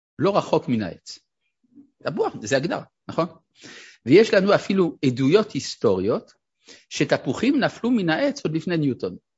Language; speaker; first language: Hebrew; non-native, fluent; French